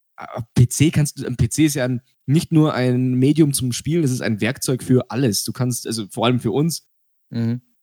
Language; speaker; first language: German; early bilingual, other home language; Russian